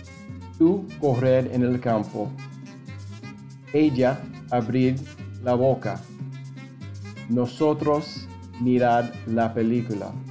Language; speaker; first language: Spanish; non-native, fluent; English